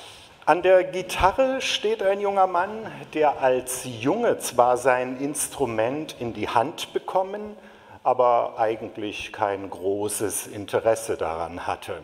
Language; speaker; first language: German; native; German